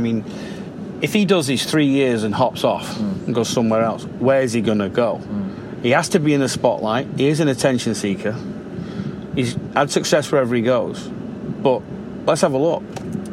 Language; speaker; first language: English; native; English